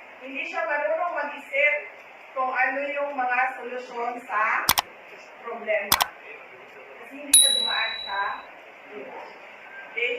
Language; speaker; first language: Filipino; non-native, local second language; Bikol